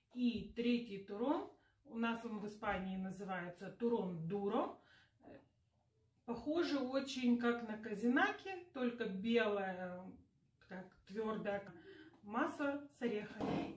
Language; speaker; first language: Russian; native; Russian